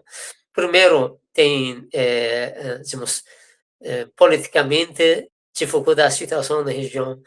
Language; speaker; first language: Portuguese; non-native, fluent; Persian